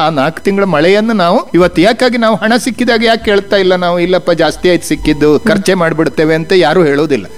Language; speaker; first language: Kannada; non-native, local second language; Malayalam